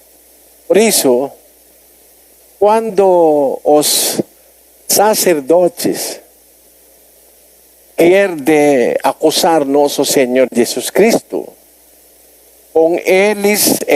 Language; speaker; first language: Portuguese; non-native, learner; Filipino